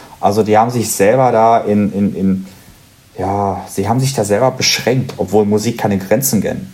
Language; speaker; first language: German; native; German